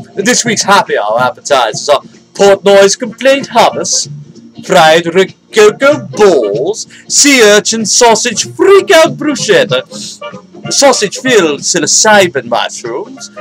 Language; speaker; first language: English; native; English